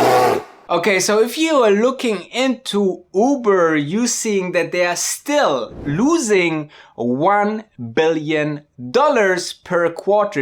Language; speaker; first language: English; non-native, fluent; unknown